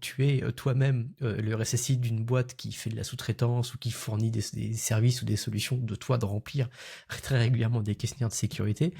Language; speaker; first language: French; native; French